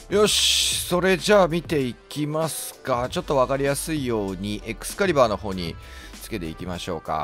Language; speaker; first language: Japanese; native; Japanese